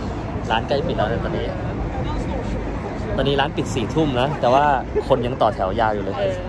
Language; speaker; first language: Thai; native; Thai